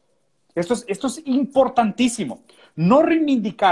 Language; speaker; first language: Spanish; native; Spanish